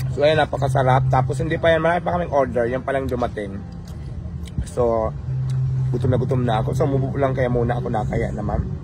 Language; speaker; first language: Filipino; native; Filipino